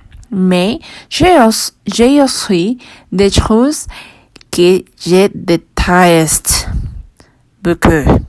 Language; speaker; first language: French; non-native, learner; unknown